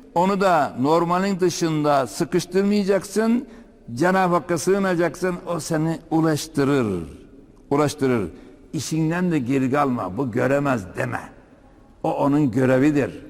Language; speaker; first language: Turkish; native; Turkish